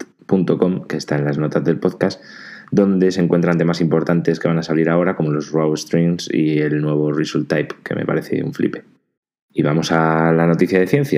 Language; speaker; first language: Spanish; native; Spanish